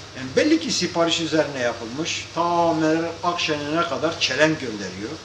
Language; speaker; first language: Turkish; non-native, local second language; Kurdish